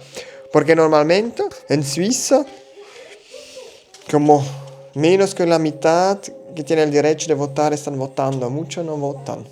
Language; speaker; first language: Spanish; non-native, learner; German